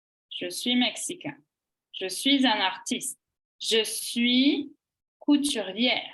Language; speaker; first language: French; native; French